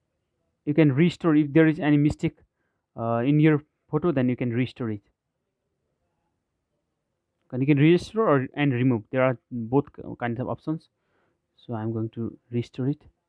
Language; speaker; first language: English; non-native, fluent; Nepali